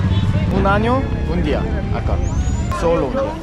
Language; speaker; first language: Spanish; non-native, learner; Korean